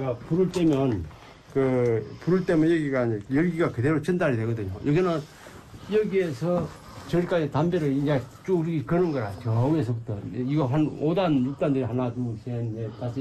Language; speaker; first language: Korean; native; Korean